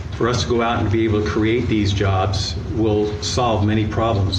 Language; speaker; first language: English; native; English